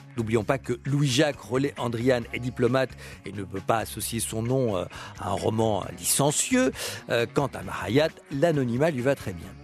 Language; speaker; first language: French; native; French